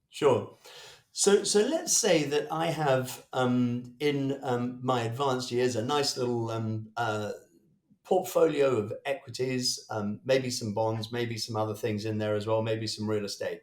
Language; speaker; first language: English; native; English